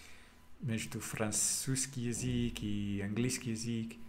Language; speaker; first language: Russian; non-native, learner; English